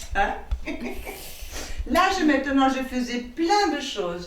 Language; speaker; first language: French; non-native, fluent; German